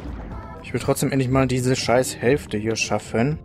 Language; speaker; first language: German; native; German